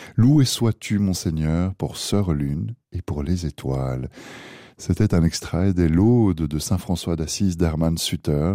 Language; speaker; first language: French; native; French